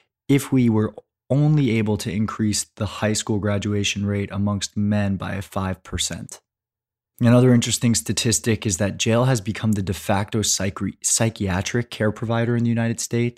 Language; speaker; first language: English; native; English